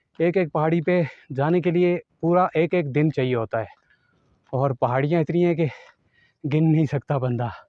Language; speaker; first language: Urdu; non-native, local second language; Northern Hindko